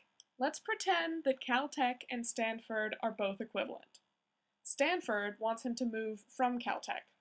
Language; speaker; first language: English; native; English